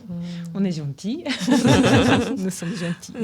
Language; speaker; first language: French; non-native, learner; Japanese